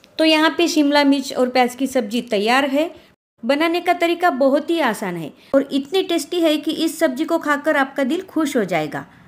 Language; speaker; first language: Hindi; non-native, local second language; Marathi